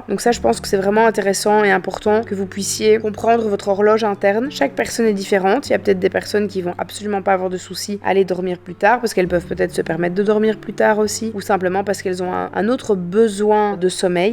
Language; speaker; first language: French; native; French